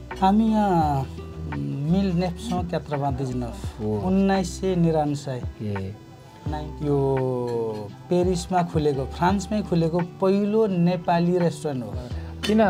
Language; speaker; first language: Nepali; native; Nepali